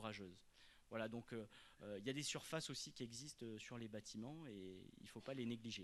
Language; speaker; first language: French; native; French